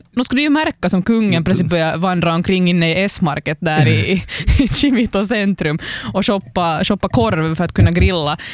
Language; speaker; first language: Swedish; native; Swedish